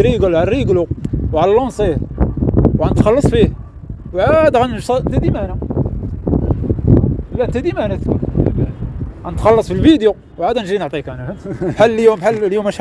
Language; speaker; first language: Arabic; native; Arabic